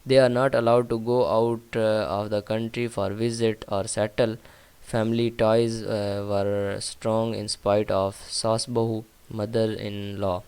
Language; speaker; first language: English; non-native, local second language; Punjabi